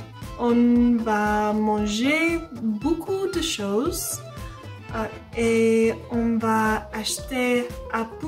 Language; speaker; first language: French; non-native, learner; English